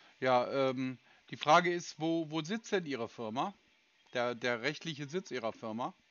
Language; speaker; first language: German; native; German